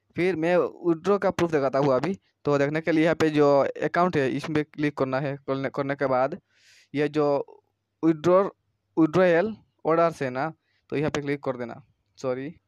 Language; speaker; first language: Hindi; non-native, local second language; Bangla